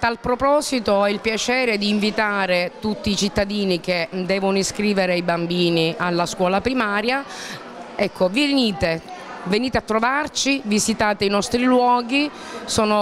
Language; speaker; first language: Italian; native; Italian